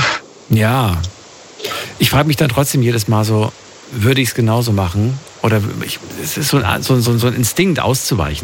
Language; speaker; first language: German; native; German